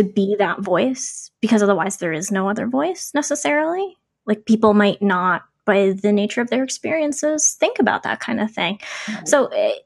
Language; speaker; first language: English; native; English